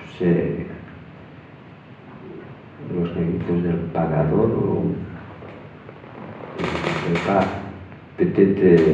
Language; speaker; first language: French; non-native, fluent; Spanish